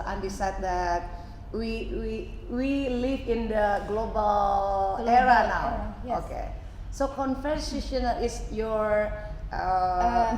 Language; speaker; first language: English; non-native, fluent; Indonesian